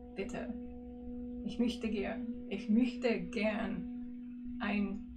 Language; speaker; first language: German; non-native, learner; English